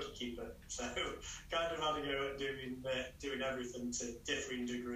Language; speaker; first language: English; native; English